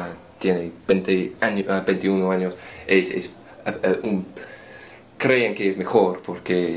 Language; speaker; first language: Spanish; non-native, learner; English